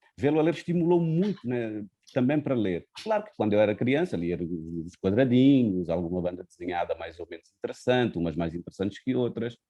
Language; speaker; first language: Portuguese; non-native, local second language; Kabuverdianu